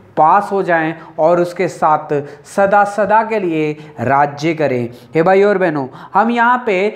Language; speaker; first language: Hindi; non-native, local second language; Telugu